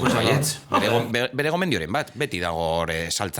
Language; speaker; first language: Basque; native; Basque